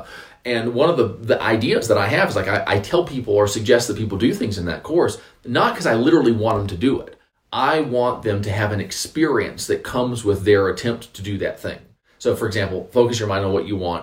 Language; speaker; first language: English; native; English